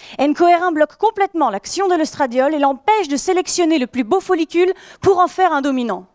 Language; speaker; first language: French; native; French